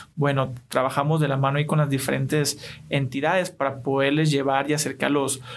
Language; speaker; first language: Spanish; native; Spanish